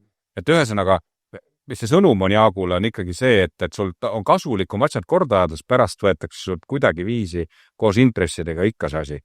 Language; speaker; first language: Estonian; native; Estonian